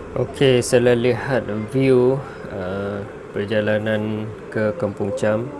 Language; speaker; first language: Malay; non-native, fluent; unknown